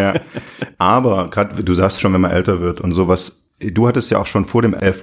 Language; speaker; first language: German; native; German